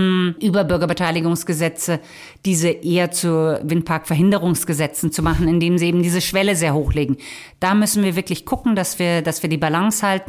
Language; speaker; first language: German; native; German